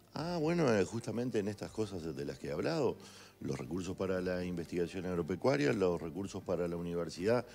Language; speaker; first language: Spanish; native; Spanish